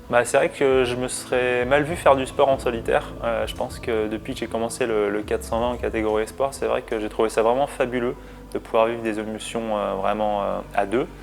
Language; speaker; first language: French; native; French